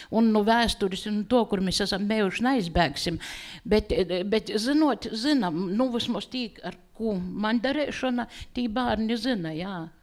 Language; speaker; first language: Latvian; native; Latvian